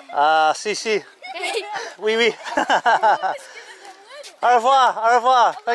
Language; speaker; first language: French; non-native, learner; English